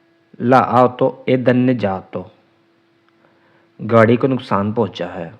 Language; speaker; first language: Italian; non-native, learner; Urdu